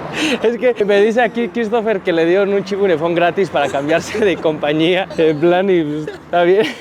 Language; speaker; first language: Spanish; native; Spanish